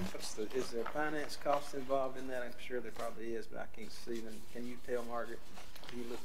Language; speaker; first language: English; native; English